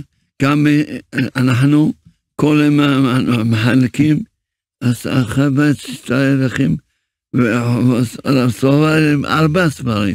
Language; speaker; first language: Hebrew; early bilingual, other home language; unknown